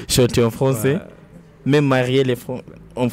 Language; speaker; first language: French; non-native, learner; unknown